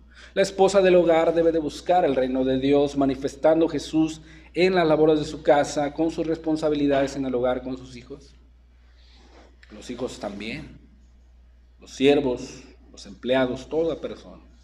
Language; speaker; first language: Spanish; native; Spanish